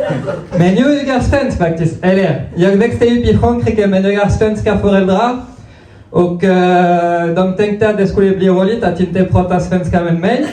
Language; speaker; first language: Swedish; non-native, fluent; French